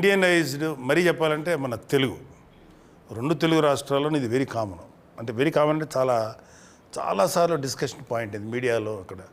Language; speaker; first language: Telugu; native; Telugu